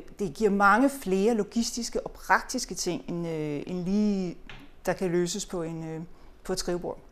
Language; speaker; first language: Danish; native; Danish